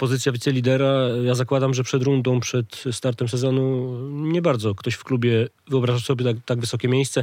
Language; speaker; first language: Polish; native; Polish